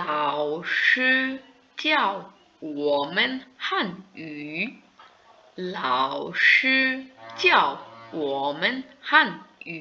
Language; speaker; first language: Chinese; non-native, fluent; Bangla